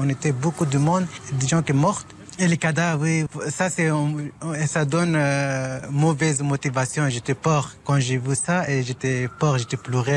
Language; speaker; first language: French; non-native, learner; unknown